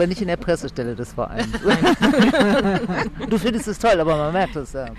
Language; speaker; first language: German; native; German